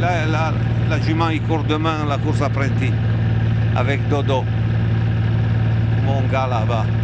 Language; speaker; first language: French; non-native, fluent; Italian